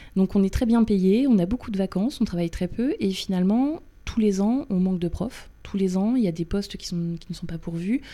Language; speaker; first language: French; native; French